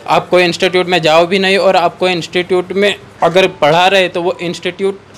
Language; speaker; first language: Hindi; non-native, local second language; Gujarati